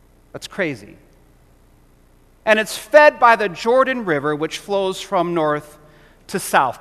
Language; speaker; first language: English; native; English